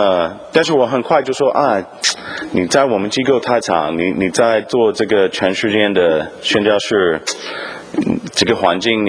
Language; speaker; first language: Chinese; non-native, fluent; English